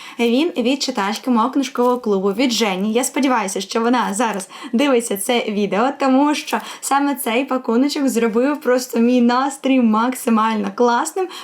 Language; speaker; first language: Ukrainian; non-native, local second language; Russian